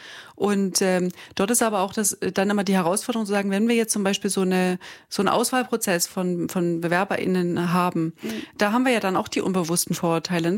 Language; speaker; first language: German; native; German